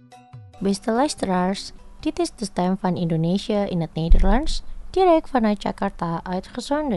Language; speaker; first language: Dutch; non-native, fluent; Indonesian